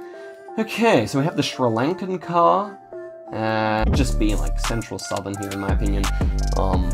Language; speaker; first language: English; native; English